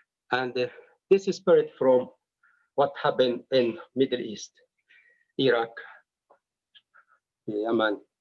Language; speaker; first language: English; non-native, learner; Arabic